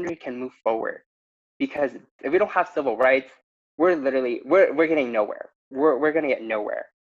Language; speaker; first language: English; native; English